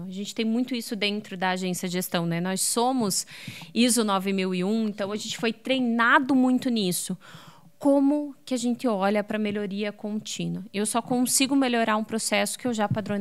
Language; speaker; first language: Portuguese; native; Portuguese